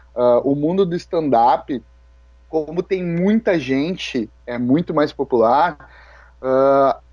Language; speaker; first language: Portuguese; native; Portuguese